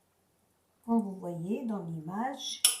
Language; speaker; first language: French; non-native, local second language; Arabic